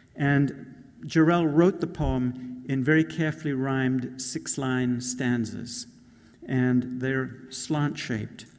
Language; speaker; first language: English; native; English